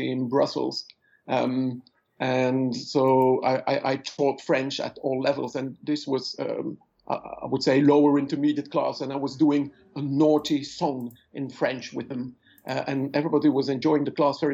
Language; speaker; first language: English; non-native, fluent; French